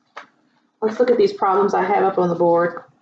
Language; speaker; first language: English; native; English